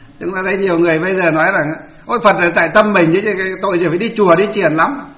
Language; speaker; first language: Vietnamese; native; Vietnamese